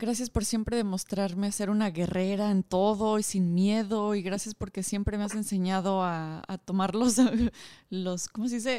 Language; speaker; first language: Spanish; early bilingual, heritage; Spanish